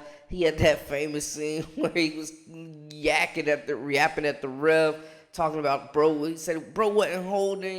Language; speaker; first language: English; native; English